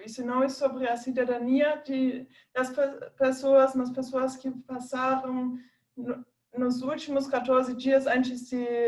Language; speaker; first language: Portuguese; non-native, fluent; German